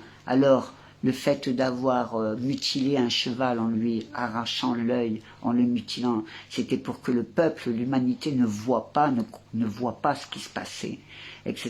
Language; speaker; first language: French; native; French